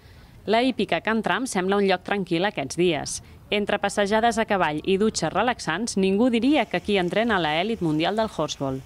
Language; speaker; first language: Catalan; native; Catalan